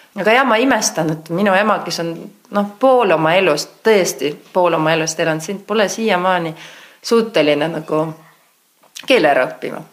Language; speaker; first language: Estonian; non-native, local second language; Russian